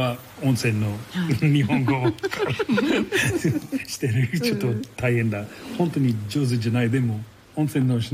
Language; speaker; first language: Japanese; non-native, learner; English